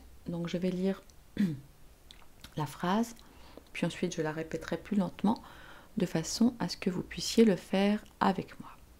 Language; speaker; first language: French; native; French